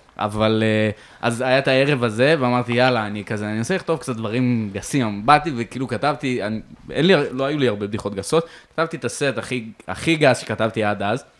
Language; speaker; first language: Hebrew; native; Hebrew